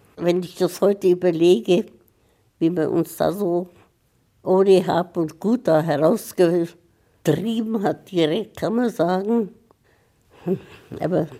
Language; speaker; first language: German; early bilingual, heritage; Czech